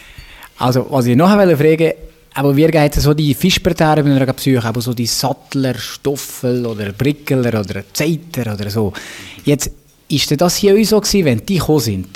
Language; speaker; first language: German; native; German